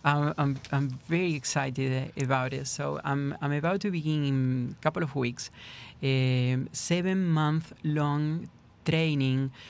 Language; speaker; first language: English; non-native, fluent; Spanish